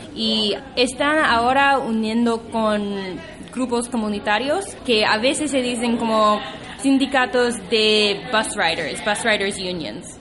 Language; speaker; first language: Spanish; non-native, fluent; English